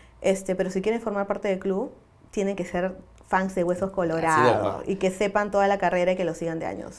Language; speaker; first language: Spanish; native; Spanish